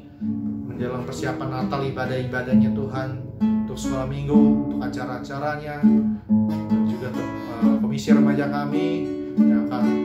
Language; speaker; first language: Indonesian; native; Indonesian